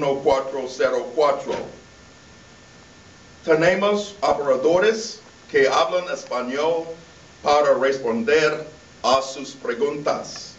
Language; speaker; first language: Spanish; non-native, learner; English